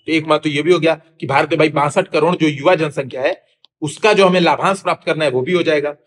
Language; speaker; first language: Hindi; native; Hindi